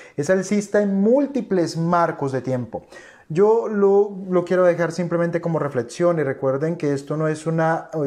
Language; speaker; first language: Spanish; native; Spanish